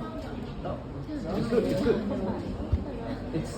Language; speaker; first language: English; non-native, learner; Vietnamese